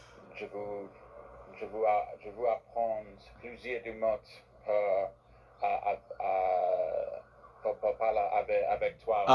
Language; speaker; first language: French; non-native, learner; English